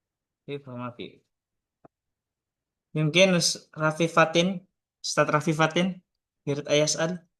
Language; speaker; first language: Arabic; non-native, fluent; Indonesian